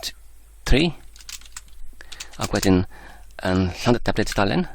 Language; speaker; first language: Welsh; non-native, fluent; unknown